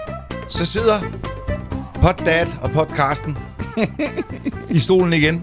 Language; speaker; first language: Danish; native; Danish